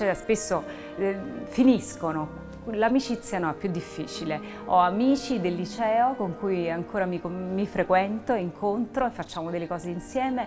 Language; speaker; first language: Italian; native; Italian